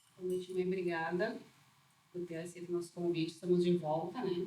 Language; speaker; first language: Portuguese; native; Portuguese